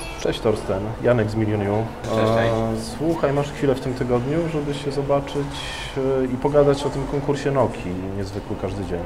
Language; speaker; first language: Polish; native; Polish